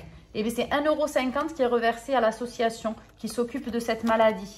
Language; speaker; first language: French; native; French